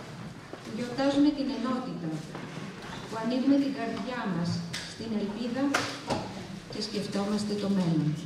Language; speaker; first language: Greek; native; Greek